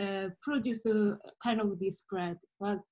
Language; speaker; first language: English; non-native, learner; Korean